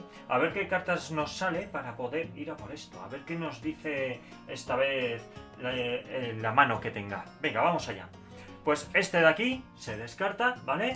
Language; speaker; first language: Spanish; native; Spanish